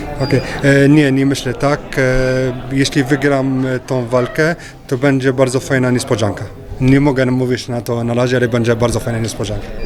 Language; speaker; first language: Polish; non-native, learner; French